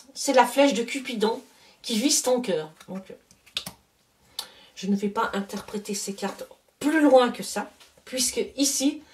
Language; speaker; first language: French; native; French